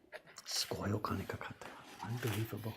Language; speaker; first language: Japanese; non-native, fluent; English